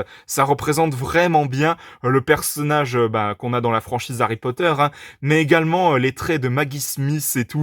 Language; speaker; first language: French; native; French